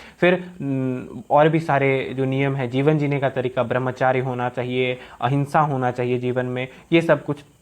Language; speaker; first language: Hindi; native; Hindi